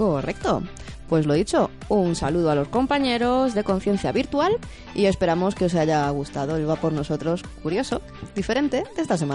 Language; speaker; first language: Spanish; native; Spanish